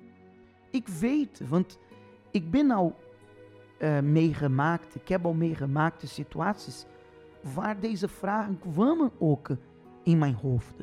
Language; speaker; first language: Dutch; non-native, fluent; Portuguese